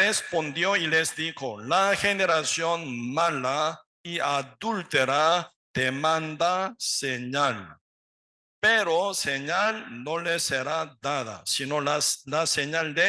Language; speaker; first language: Spanish; non-native, learner; Korean